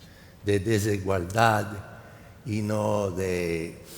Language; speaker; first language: Spanish; non-native, fluent; English